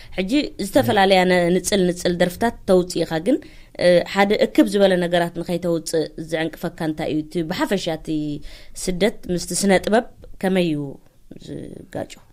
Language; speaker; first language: Tigrinya; native; Tigrinya